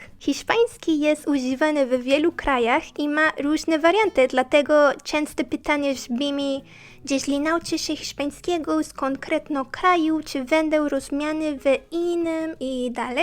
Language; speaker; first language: Polish; non-native, learner; Spanish